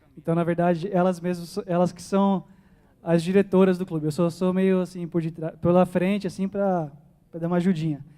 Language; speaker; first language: Portuguese; early bilingual, heritage; Portuguese